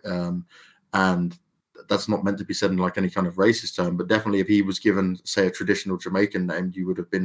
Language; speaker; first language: English; native; English